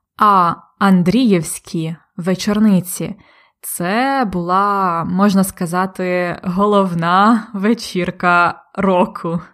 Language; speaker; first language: Ukrainian; native; Ukrainian